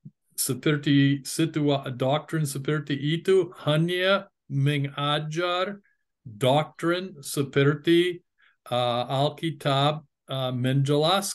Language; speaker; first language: Indonesian; non-native, fluent; English